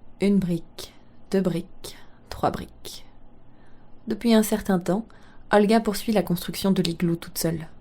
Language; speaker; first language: French; native; French